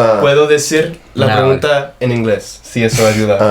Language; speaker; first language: Spanish; non-native, fluent; English